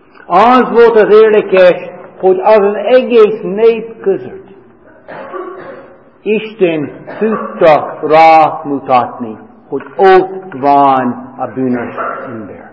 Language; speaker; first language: Hungarian; non-native, fluent; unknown